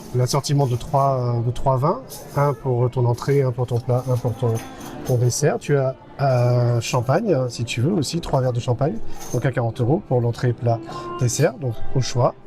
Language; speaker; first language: French; native; French